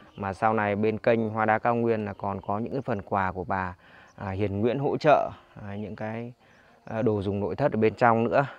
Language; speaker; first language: Vietnamese; native; Vietnamese